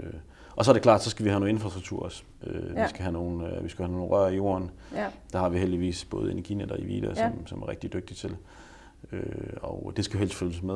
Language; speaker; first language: Danish; native; Danish